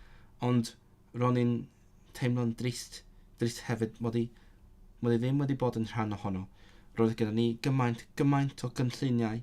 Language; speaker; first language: Welsh; non-native, learner; English